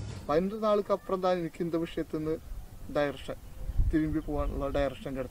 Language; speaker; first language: Tamil; non-native, learner; Malayalam